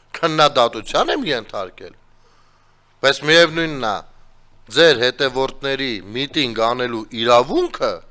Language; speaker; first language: Armenian; native; Armenian